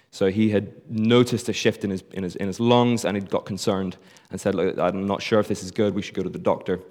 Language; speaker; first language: English; native; English